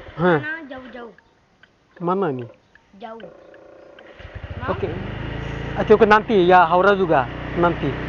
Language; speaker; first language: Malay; non-native, learner; Bangla